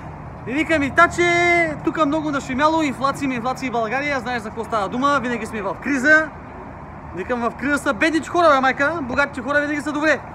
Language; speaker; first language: Bulgarian; native; Bulgarian